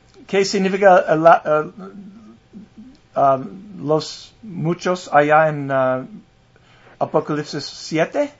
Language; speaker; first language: Spanish; non-native, learner; English